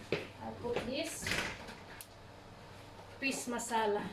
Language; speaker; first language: English; non-native, learner; Cebuano